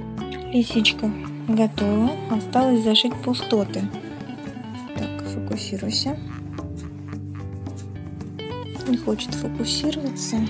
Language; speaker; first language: Russian; native; Russian